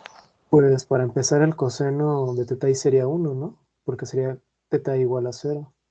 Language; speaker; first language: Spanish; native; Spanish